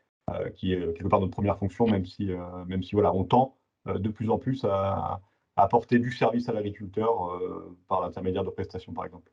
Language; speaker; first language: French; native; French